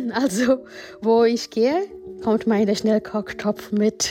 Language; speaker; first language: German; non-native, fluent; Gujarati